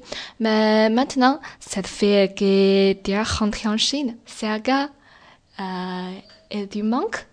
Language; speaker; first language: French; non-native, learner; Chinese